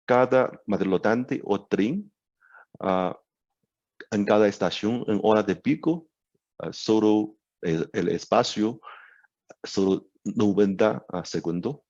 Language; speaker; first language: Spanish; non-native, learner; Chinese